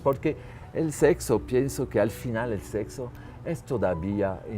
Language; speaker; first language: Spanish; non-native, learner; French